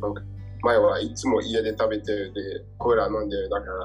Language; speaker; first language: Japanese; non-native, learner; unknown